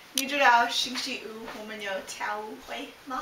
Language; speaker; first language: Chinese; non-native, learner; English